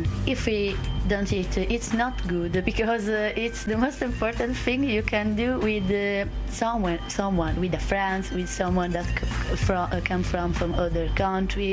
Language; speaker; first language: English; non-native, fluent; Italian